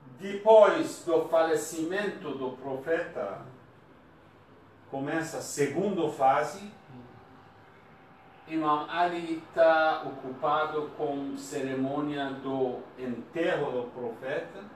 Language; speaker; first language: Portuguese; non-native, learner; Persian